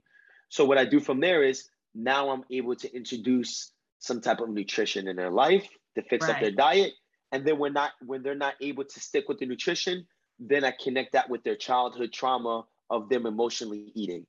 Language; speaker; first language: English; early bilingual, other home language; Spanish